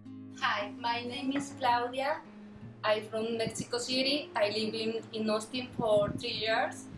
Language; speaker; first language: English; non-native, learner; Spanish